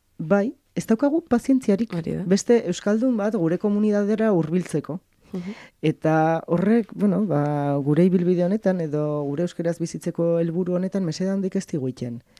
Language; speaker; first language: Basque; native; Basque